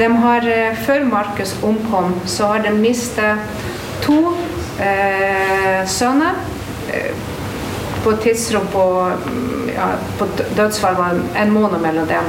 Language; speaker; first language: Norwegian; non-native, fluent; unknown